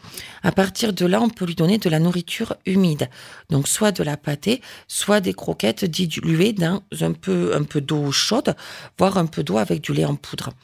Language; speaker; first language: French; native; French